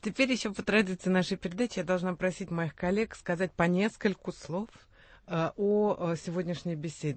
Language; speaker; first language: Russian; native; Russian